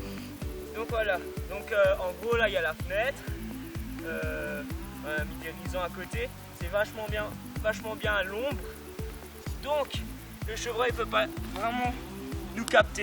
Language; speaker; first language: French; native; French